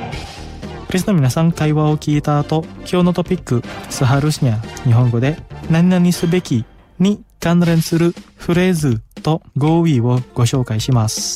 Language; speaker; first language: Japanese; non-native, fluent; Indonesian